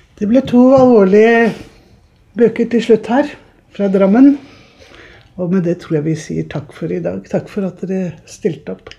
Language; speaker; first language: Norwegian; native; Norwegian